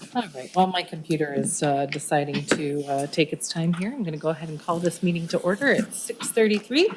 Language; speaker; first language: English; early bilingual, other home language; Arabic